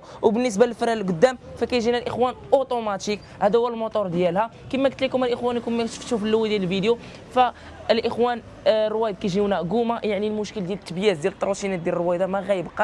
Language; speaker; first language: Arabic; native; Arabic